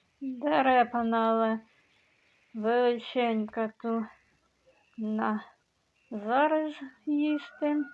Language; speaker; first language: Ukrainian; native; Ukrainian